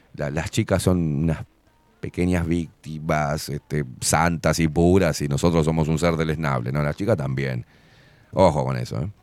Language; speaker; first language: Spanish; native; Spanish